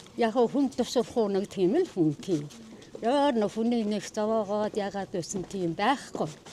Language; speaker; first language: Mongolian; native; Mongolian